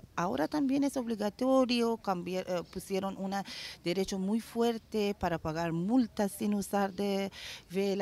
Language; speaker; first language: Spanish; non-native, learner; Persian